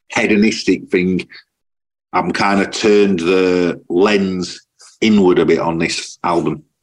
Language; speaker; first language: English; native; English